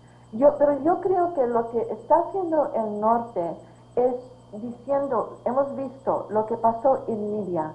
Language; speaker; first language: Spanish; early bilingual, heritage; Spanish